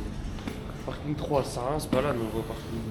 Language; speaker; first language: French; native; French